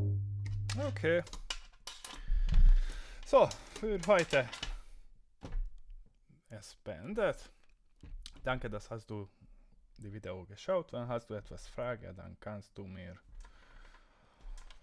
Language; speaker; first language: German; non-native, learner; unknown